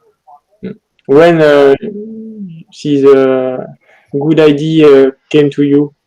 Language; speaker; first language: English; non-native, learner; French